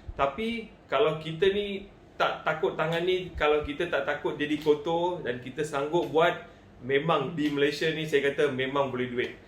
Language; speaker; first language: Malay; non-native, local second language; Tamil